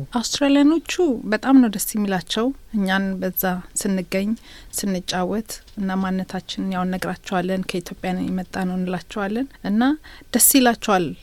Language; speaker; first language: Amharic; native; Amharic